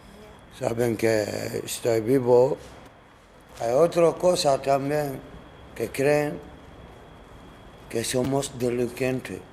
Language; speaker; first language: Spanish; non-native, learner; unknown